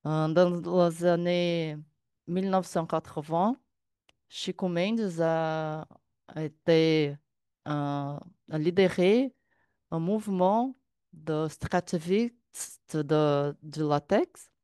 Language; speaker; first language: French; non-native, learner; Portuguese